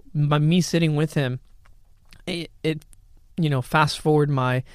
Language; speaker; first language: English; early bilingual, other home language; Spanish